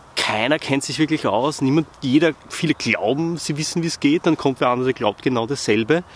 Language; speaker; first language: German; native; German